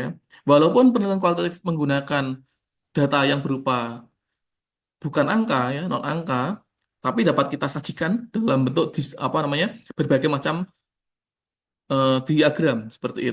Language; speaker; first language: Indonesian; native; Indonesian